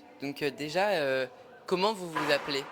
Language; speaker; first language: French; native; French